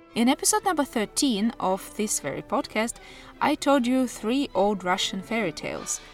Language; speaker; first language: English; non-native, fluent; Russian